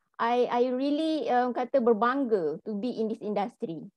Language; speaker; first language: English; non-native, local second language; Malay